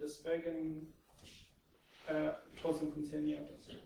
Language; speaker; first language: German; non-native, fluent; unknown